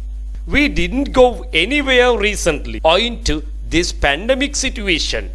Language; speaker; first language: English; non-native, local second language; Sinhala